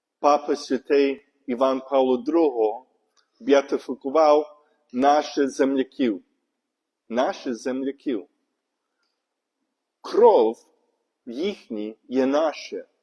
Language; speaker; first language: Ukrainian; non-native, learner; English